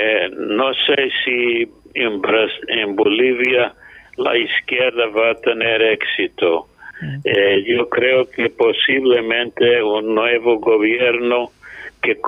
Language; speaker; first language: Spanish; non-native, fluent; English